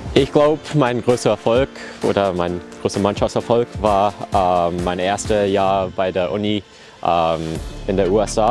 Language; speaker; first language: German; early bilingual, heritage; German